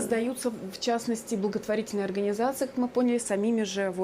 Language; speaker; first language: Russian; native; Russian